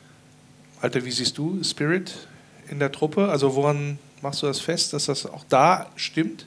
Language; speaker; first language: German; native; German